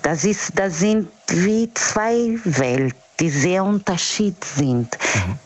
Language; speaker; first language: German; non-native, fluent; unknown